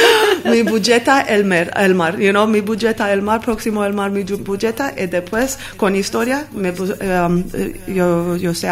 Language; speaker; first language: Spanish; non-native, learner; Armenian